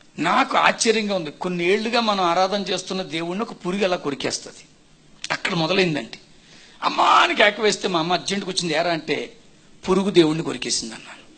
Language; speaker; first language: Telugu; non-native, fluent; Tamil